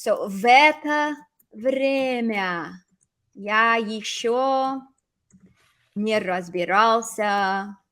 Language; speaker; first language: Russian; non-native, fluent; English